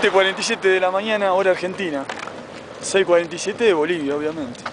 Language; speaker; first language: Spanish; native; Spanish